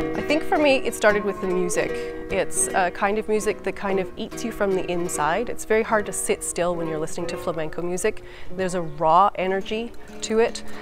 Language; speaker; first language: English; native; English